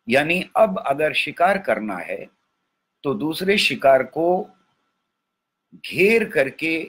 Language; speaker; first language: Hindi; native; Hindi